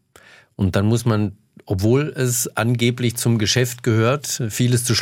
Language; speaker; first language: German; native; German